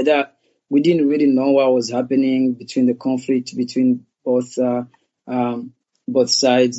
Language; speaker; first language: English; non-native, local second language; Kinyarwanda